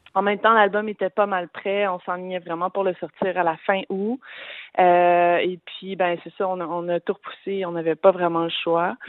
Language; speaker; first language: French; native; French